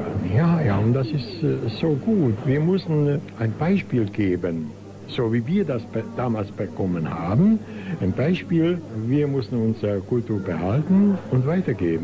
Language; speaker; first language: German; non-native, local second language; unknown